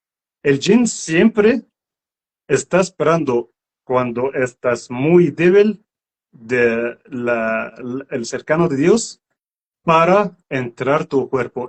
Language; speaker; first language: Spanish; non-native, learner; Arabic